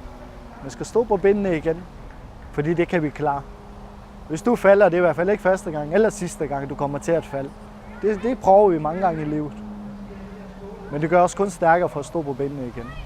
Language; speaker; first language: Danish; non-native, fluent; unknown